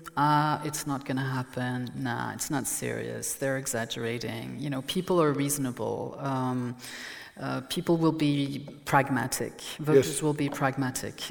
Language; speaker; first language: English; non-native, fluent; French